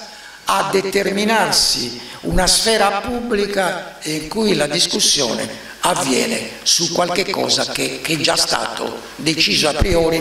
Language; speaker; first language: Italian; native; Italian